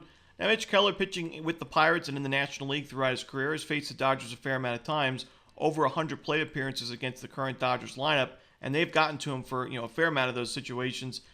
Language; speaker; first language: English; native; English